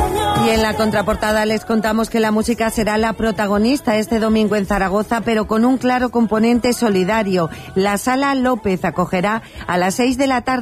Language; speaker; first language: Spanish; native; Spanish